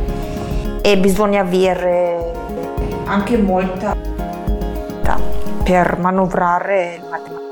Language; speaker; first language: Italian; non-native, fluent; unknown